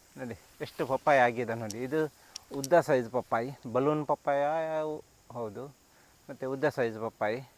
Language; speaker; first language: Kannada; non-native, local second language; Tulu